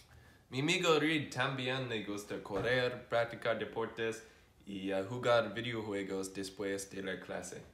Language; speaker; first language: Spanish; non-native, learner; English